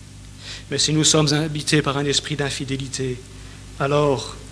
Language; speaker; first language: French; native; French